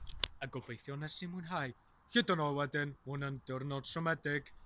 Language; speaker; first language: Welsh; non-native, local second language; English